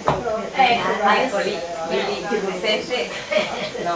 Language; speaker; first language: Italian; non-native, fluent; Spanish